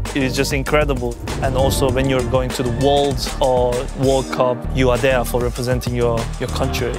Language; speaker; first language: English; non-native, fluent; Korean